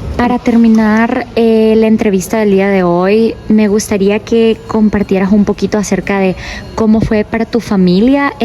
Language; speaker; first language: Spanish; native; Spanish